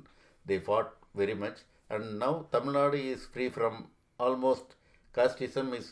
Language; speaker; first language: English; non-native, local second language; Tamil